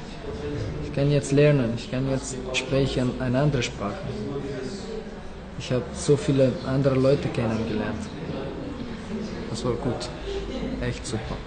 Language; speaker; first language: German; non-native, learner; Persian